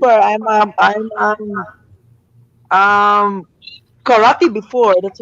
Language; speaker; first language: English; non-native, local second language; Filipino